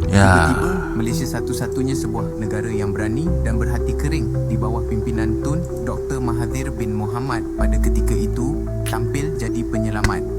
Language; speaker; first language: Malay; native; Malay